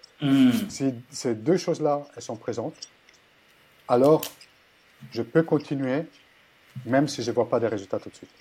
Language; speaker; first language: French; non-native, fluent; Italian